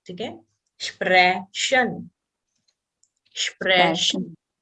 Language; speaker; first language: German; non-native, fluent; Hindi